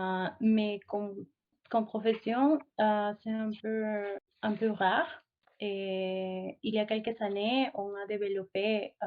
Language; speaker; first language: French; non-native, fluent; Spanish